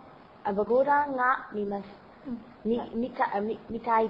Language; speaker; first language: Japanese; non-native, learner; Burmese